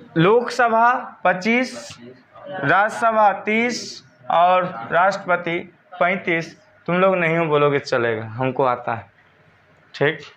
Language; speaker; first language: Hindi; native; Hindi